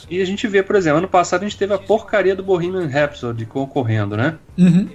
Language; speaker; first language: Portuguese; native; Portuguese